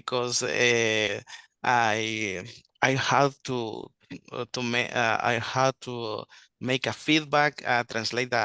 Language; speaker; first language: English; non-native, learner; Spanish